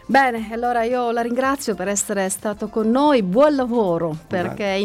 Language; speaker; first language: Italian; native; Italian